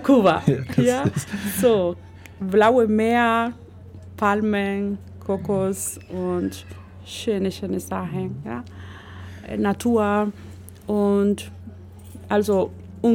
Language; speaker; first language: German; non-native, learner; Spanish